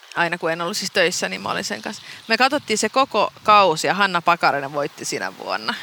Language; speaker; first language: Finnish; non-native, local second language; Swedish